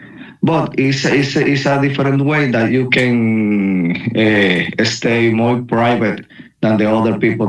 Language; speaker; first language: English; non-native, learner; Spanish